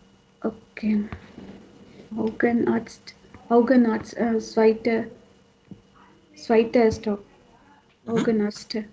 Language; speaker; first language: German; non-native, learner; Tamil